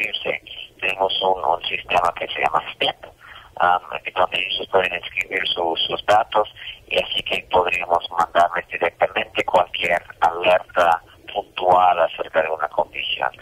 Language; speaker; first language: Spanish; non-native, fluent; English